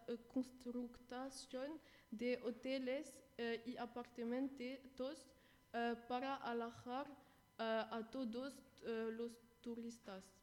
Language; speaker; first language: Spanish; non-native, learner; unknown